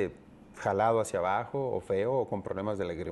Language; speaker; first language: Spanish; native; Spanish